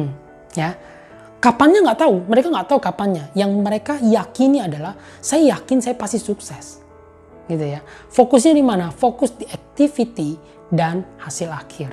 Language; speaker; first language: Indonesian; native; Indonesian